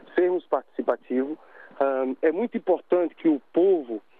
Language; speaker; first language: Portuguese; native; Portuguese